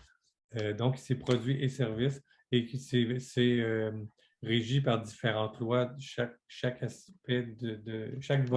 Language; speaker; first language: French; native; French